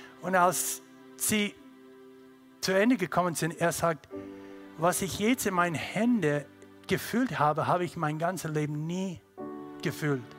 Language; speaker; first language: German; non-native, learner; English